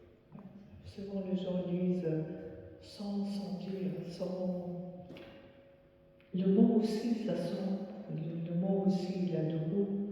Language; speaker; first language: French; non-native, fluent; Arabic